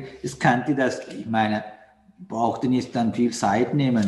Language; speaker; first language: German; non-native, learner; Sinhala